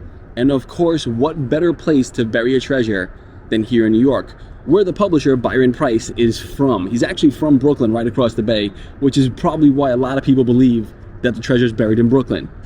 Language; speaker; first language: English; native; English